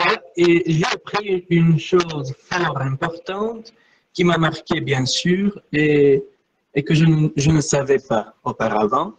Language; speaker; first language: French; non-native, fluent; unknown